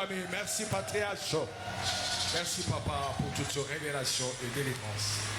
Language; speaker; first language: French; non-native, local second language; Lingala